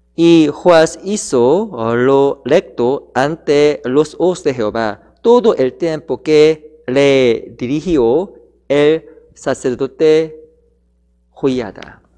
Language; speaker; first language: Spanish; non-native, learner; Korean